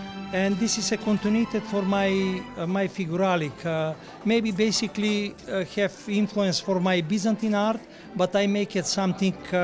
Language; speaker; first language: English; non-native, learner; Macedonian